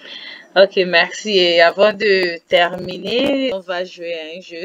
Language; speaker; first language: French; non-native, fluent; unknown